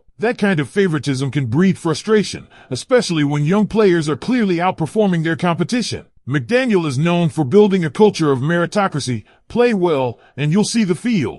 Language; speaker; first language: English; native; English